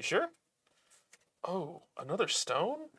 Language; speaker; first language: English; native; English